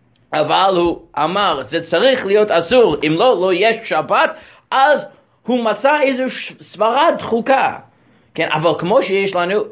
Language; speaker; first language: Hebrew; non-native, fluent; English